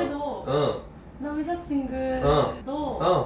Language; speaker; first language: Korean; non-native, learner; Japanese